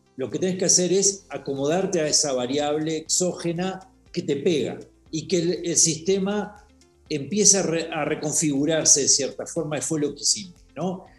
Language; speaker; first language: Spanish; native; Spanish